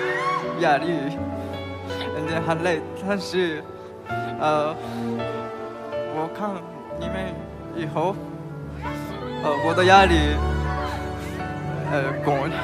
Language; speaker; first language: Chinese; non-native, learner; Japanese